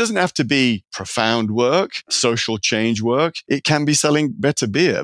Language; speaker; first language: English; native; English